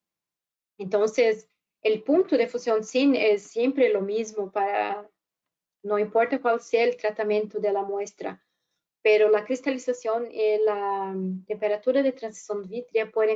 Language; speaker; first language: Spanish; non-native, fluent; Portuguese